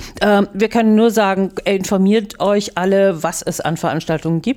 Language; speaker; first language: German; native; German